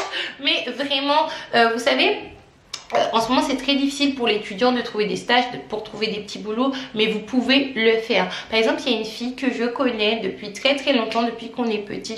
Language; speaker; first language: French; native; French